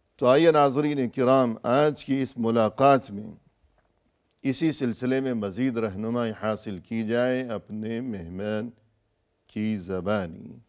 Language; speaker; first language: Urdu; native; Urdu